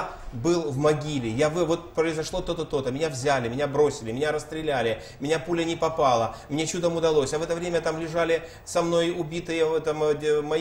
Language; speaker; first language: Russian; native; Russian